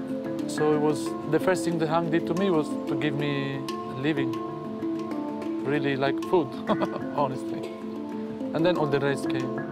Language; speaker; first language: English; non-native, fluent; Italian